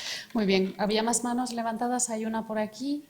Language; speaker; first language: Spanish; native; Spanish